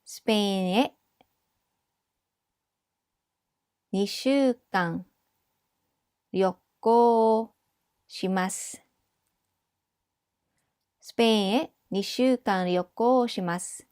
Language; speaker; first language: Japanese; non-native, fluent; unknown